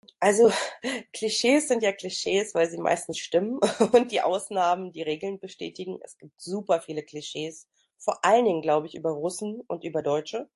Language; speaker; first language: German; early bilingual, other home language; Russian